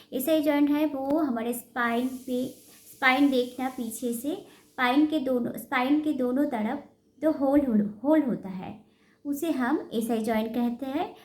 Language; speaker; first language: Hindi; non-native, local second language; Bangla